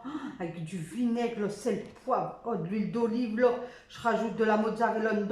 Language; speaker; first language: French; native; French